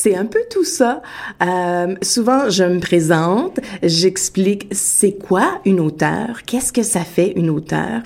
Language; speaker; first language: French; native; French